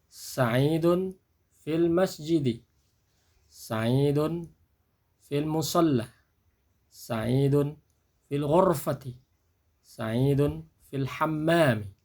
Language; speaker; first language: Arabic; non-native, fluent; Indonesian